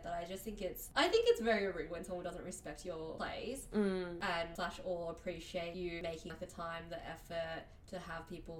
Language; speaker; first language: English; non-native, local second language; Cantonese